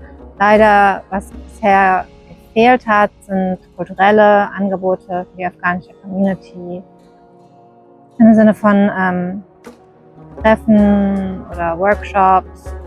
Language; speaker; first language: German; early bilingual, other home language; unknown